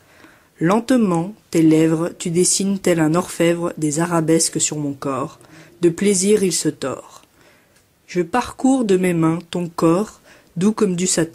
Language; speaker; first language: French; native; French